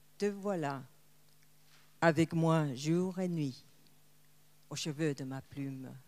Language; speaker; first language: French; non-native, fluent; Spanish